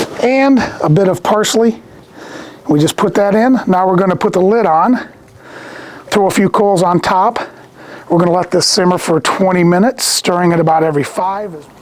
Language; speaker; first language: English; native; English